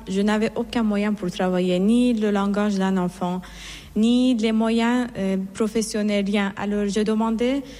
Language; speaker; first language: French; non-native, fluent; Persian